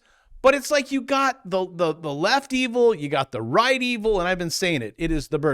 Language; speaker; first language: English; native; English